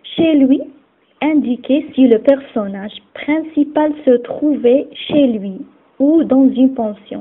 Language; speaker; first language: French; non-native, local second language; Arabic